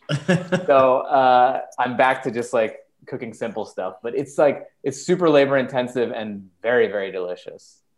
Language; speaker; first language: English; early bilingual, other home language; Persian